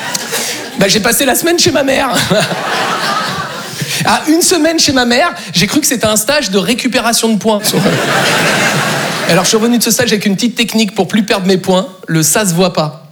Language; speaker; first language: French; native; French